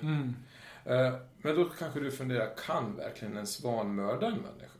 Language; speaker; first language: Swedish; native; Swedish